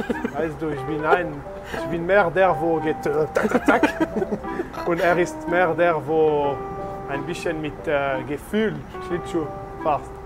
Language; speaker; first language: German; non-native, learner; French